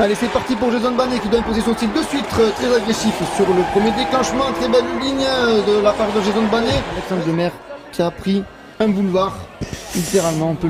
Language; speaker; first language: French; native; French